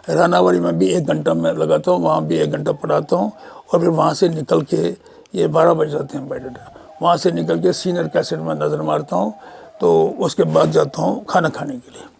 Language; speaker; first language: Urdu; non-native, local second language; Kashmiri